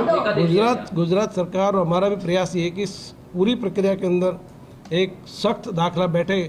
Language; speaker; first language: Hindi; non-native, local second language; Gujarati